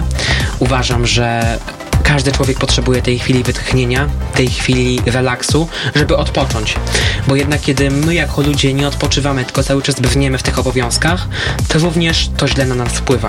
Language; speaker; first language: Polish; native; Polish